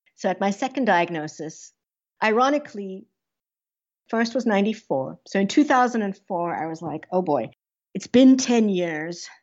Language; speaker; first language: English; native; English